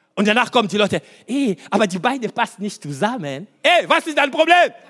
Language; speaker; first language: German; non-native, learner; Lingala